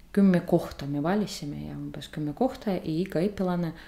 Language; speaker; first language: Estonian; non-native, learner; Russian